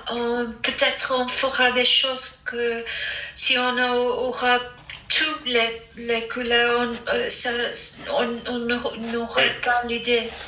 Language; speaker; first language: French; non-native, fluent; English